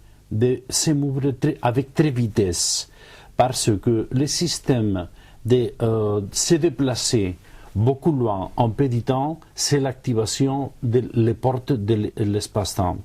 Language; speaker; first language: French; non-native, fluent; Spanish